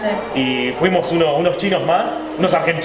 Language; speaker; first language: Spanish; native; Spanish